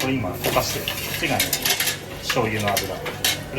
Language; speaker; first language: Japanese; native; Japanese